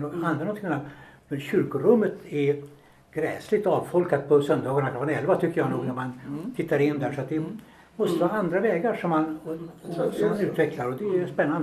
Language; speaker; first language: Swedish; native; Swedish